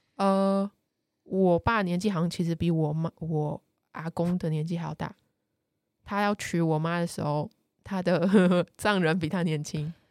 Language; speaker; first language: Chinese; native; Chinese